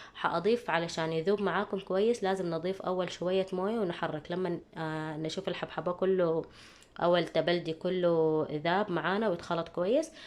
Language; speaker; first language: Arabic; native; Arabic